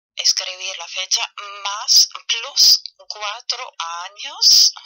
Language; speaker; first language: Spanish; non-native, fluent; German